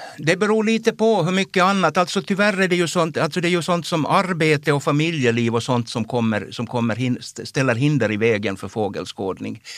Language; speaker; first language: Swedish; native; Swedish